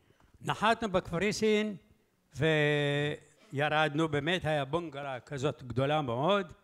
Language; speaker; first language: Hebrew; early bilingual, other home language; Arabic